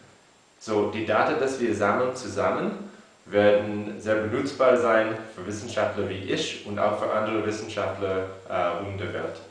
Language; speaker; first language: German; non-native, fluent; English